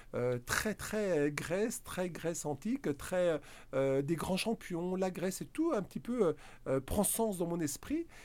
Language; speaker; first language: French; native; French